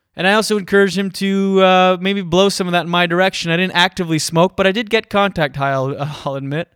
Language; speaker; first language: English; native; English